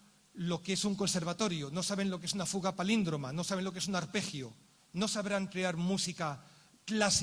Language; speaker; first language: Spanish; native; Spanish